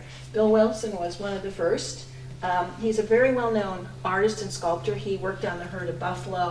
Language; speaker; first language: English; native; English